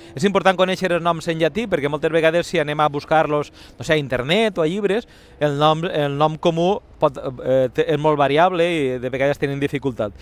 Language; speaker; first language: Catalan; native; Catalan